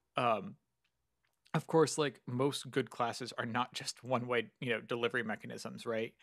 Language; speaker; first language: English; native; English